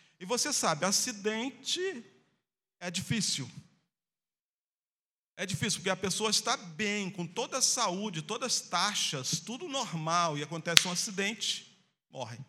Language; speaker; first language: Portuguese; native; Portuguese